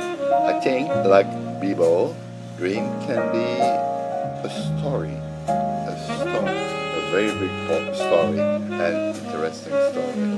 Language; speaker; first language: English; non-native, learner; French